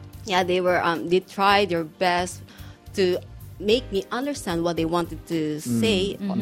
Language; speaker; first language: English; non-native, local second language; Filipino